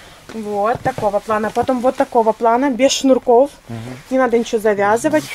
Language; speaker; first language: Russian; native; Russian